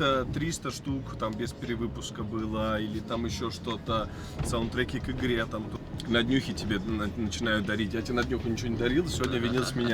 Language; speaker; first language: Russian; native; Russian